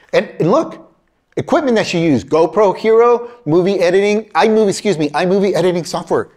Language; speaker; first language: English; early bilingual, other home language; Spanish